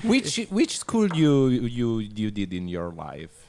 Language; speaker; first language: English; non-native, learner; Italian